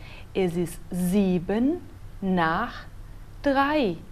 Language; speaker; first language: German; non-native, fluent; Portuguese